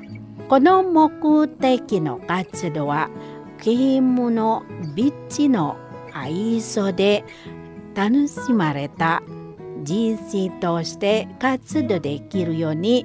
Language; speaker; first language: Japanese; non-native, fluent; Indonesian